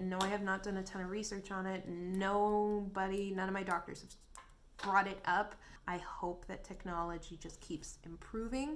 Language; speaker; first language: English; native; English